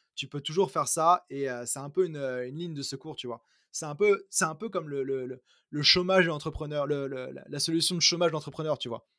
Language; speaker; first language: French; native; French